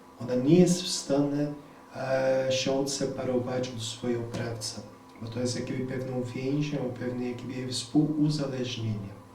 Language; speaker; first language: Polish; non-native, fluent; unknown